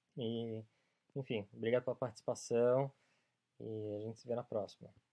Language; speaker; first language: Portuguese; early bilingual, other home language; English